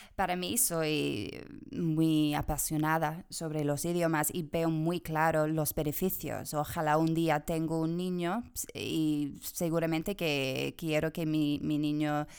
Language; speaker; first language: Spanish; non-native, fluent; English